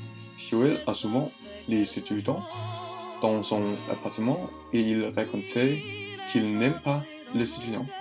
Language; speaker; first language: French; non-native, learner; Danish